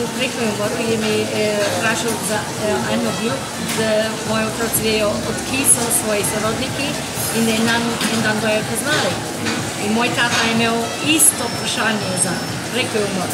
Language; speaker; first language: Slovenian; early bilingual, heritage; Slovenian